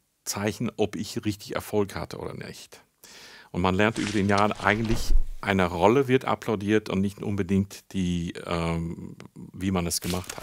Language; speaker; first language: German; non-native, fluent; English